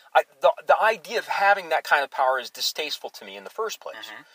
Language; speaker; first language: English; native; English